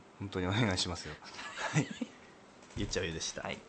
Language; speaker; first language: Japanese; native; Japanese